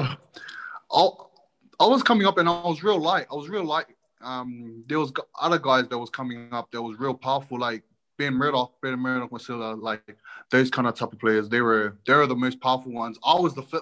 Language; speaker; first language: English; native; English